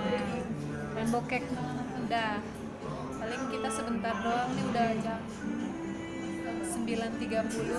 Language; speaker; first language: Indonesian; native; Indonesian